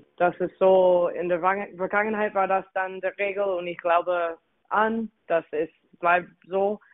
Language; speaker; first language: German; non-native, fluent; English